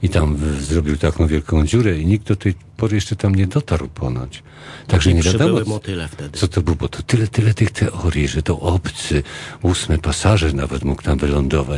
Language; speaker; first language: Polish; native; Polish